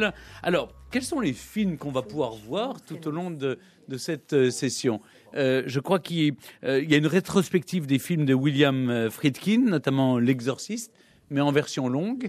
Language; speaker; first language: French; native; French